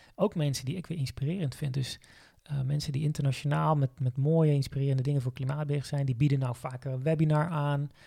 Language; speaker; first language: Dutch; native; Dutch